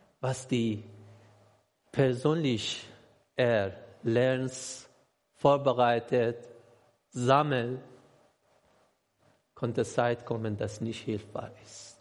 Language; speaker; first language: German; non-native, learner; Persian